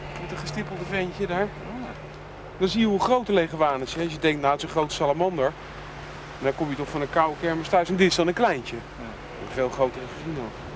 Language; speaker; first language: Dutch; native; Dutch